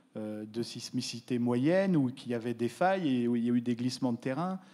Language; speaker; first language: French; native; French